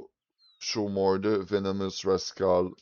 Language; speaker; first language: English; non-native, fluent; French